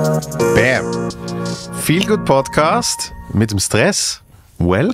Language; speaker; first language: German; native; German